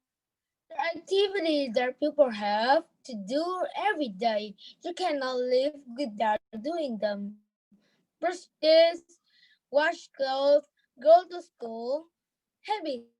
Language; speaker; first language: English; non-native, learner; Vietnamese